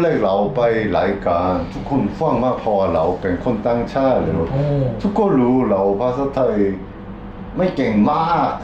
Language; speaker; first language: Thai; non-native, learner; Korean